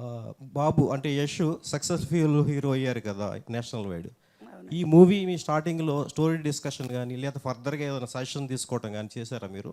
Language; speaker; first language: Telugu; native; Telugu